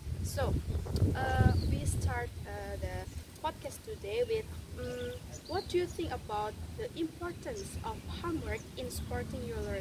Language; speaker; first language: English; non-native, learner; Indonesian